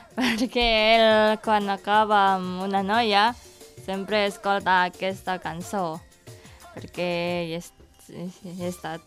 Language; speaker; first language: Catalan; non-native, learner; Indonesian